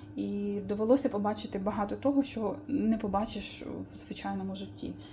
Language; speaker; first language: Ukrainian; native; Ukrainian